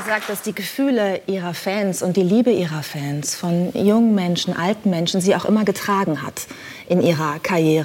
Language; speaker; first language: German; native; German